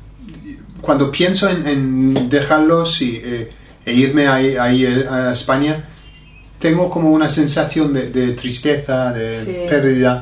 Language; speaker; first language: Spanish; non-native, fluent; English